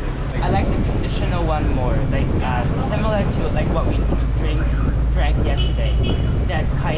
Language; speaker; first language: English; non-native, fluent; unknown